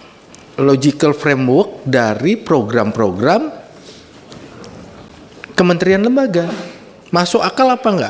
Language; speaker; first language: Indonesian; native; Indonesian